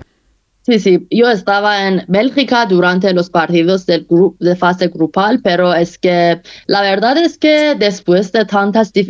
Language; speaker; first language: Spanish; non-native, fluent; Persian